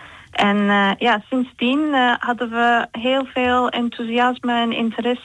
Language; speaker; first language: Dutch; non-native, fluent; Turkish